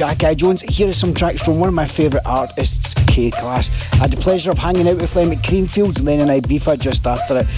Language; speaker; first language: English; native; English